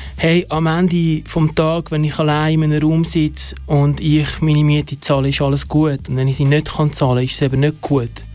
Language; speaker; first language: German; early bilingual, other home language; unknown